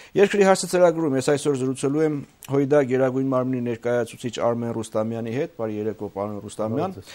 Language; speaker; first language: Armenian; native; Armenian